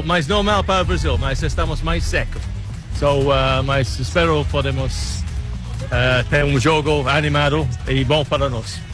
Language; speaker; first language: Portuguese; non-native, learner; English